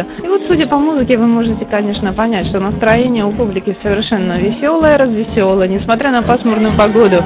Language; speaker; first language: Russian; native; Russian